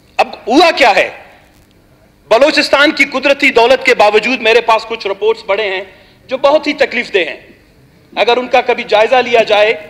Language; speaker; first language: Urdu; non-native, local second language; Baluchi